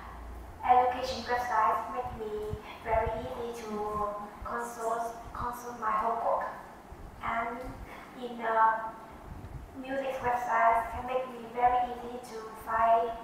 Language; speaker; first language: English; non-native, learner; Vietnamese